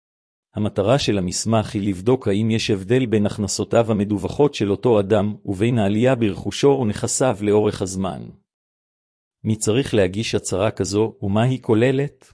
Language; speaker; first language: Hebrew; native; Hebrew